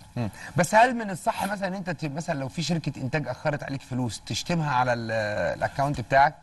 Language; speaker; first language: Egyptian Arabic; native; Egyptian Arabic